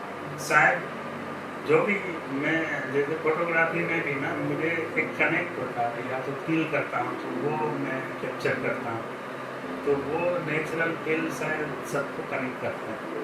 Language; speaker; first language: Hindi; non-native, local second language; Gujarati